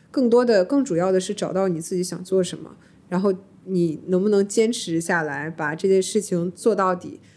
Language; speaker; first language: Chinese; early bilingual, heritage; Chinese